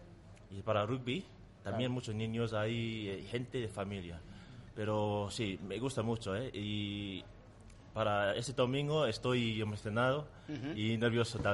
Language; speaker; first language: Spanish; non-native, learner; Tongan